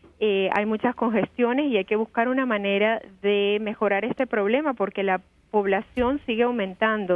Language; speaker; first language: Spanish; native; Spanish